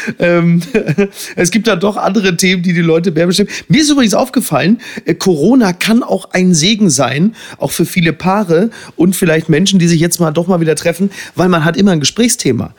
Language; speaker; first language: German; native; German